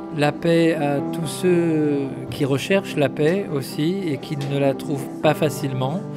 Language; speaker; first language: French; early bilingual, other home language; Arabic